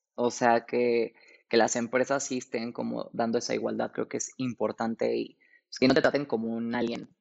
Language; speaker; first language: Spanish; native; Spanish